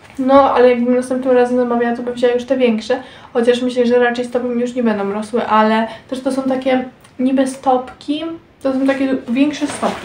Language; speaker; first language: Polish; native; Polish